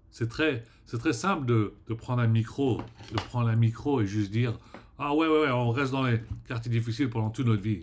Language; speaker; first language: French; early bilingual, heritage; French